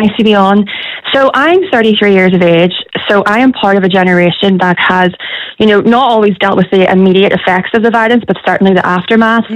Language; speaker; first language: English; native; English